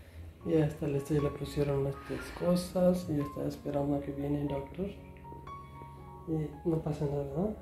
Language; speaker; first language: Spanish; non-native, learner; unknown